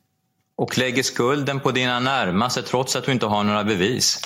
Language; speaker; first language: Swedish; native; Swedish